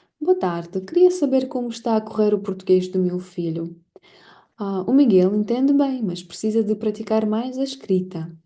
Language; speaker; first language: Portuguese; non-native, learner; Ukrainian